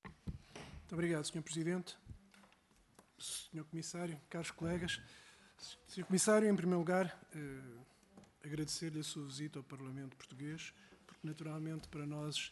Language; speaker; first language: Portuguese; native; Portuguese